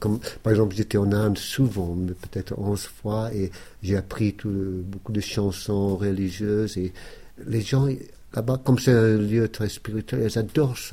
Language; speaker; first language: French; non-native, fluent; English